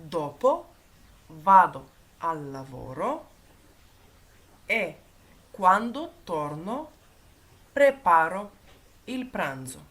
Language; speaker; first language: Italian; non-native, fluent; Macedonian